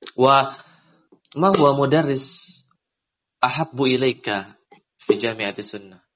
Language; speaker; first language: Arabic; non-native, learner; Indonesian